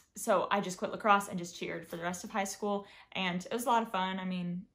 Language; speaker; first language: English; native; English